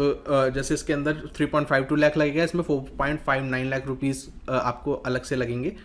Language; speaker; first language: Hindi; native; Hindi